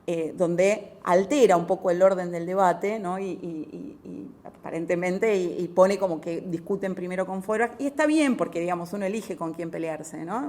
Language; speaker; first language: Spanish; native; Spanish